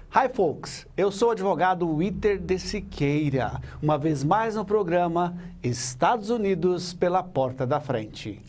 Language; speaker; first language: Portuguese; early bilingual, heritage; Portuguese